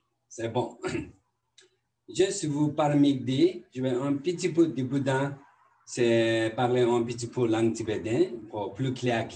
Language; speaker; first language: French; non-native, learner; Tibetan